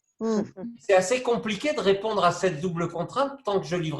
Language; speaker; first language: French; native; French